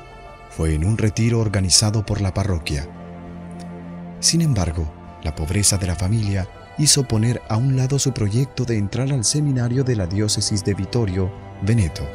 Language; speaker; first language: Spanish; native; Spanish